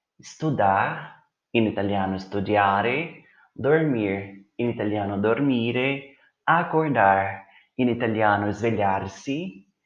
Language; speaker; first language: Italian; non-native, fluent; Portuguese